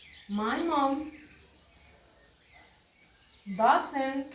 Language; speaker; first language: English; non-native, fluent; Spanish